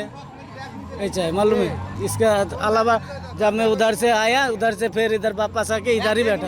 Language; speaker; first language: Hindi; non-native, local second language; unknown